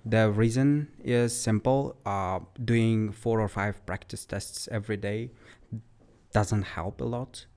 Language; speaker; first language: English; non-native, fluent; Uzbek